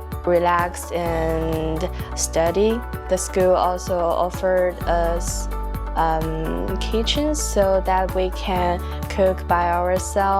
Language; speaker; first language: English; non-native, fluent; Chinese